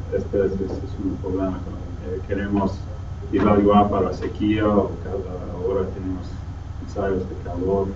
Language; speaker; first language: Spanish; non-native, learner; English